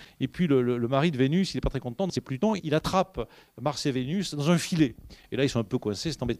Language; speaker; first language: French; native; French